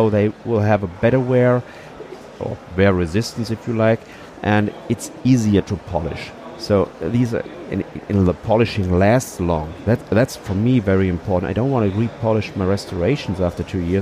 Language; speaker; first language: English; non-native, fluent; German